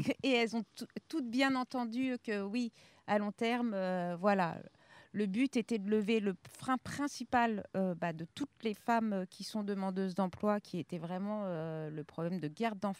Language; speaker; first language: French; native; French